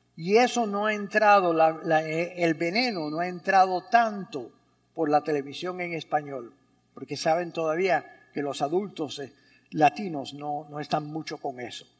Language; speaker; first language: Spanish; early bilingual, heritage; Spanish